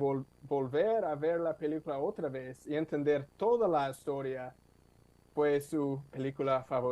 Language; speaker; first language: Spanish; non-native, fluent; English